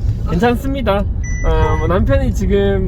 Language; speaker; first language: Korean; native; Korean